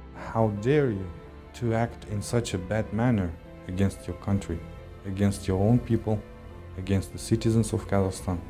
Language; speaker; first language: English; non-native, fluent; Kazakh